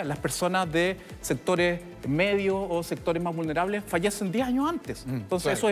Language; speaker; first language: Spanish; native; Spanish